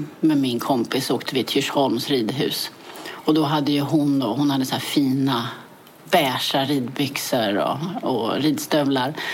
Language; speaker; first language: Swedish; early bilingual, other home language; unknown